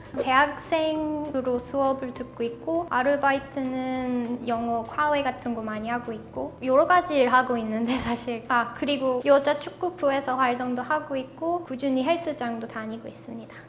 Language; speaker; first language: Korean; non-native, fluent; English